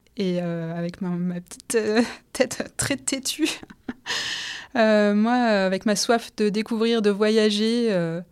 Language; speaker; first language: French; native; French